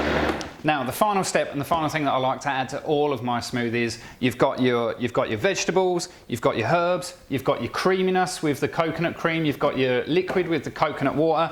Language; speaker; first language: English; native; English